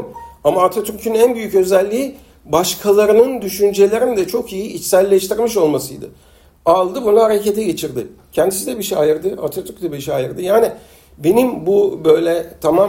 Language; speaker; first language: Turkish; native; Turkish